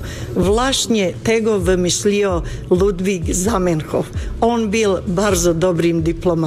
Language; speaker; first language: Polish; non-native, fluent; Bosnian